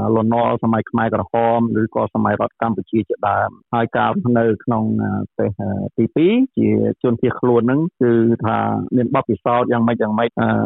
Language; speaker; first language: Khmer; native; Khmer